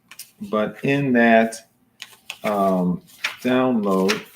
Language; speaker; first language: English; native; English